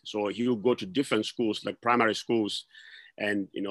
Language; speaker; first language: English; non-native, local second language; Southern Sotho